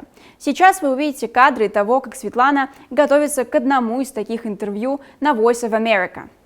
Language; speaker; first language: Russian; native; Russian